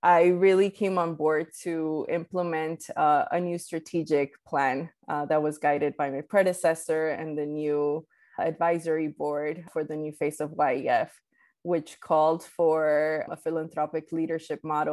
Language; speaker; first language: English; early bilingual, other home language; Spanish